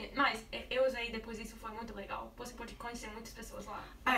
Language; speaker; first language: Portuguese; non-native, learner; English